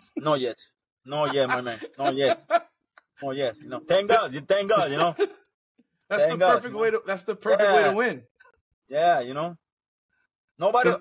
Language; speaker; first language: English; non-native, learner; Spanish